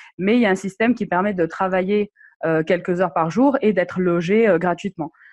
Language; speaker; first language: French; non-native, local second language; Arabic